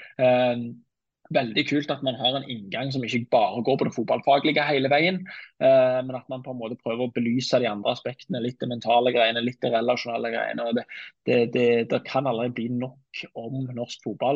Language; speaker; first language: Norwegian; native; Norwegian